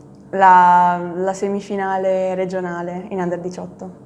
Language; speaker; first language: Italian; native; Italian